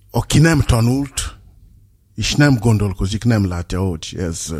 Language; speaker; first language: Hungarian; non-native, fluent; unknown